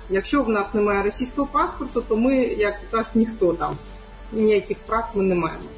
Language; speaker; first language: Ukrainian; non-native, local second language; Crimean Tatar